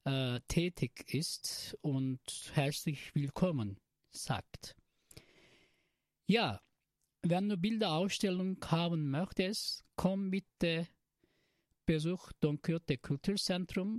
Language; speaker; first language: German; non-native, learner; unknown